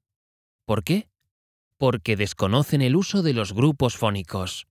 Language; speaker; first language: Spanish; native; Spanish